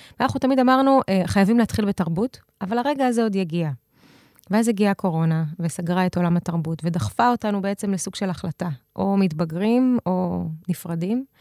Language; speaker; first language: Hebrew; early bilingual, other home language; Russian